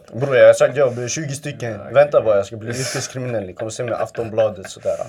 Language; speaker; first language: Swedish; early bilingual, other home language; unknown